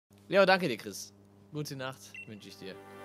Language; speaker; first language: German; native; German